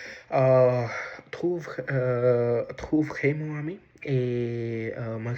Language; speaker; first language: French; non-native, learner; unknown